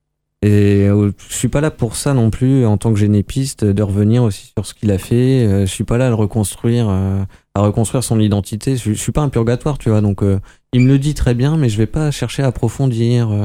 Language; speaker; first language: French; native; French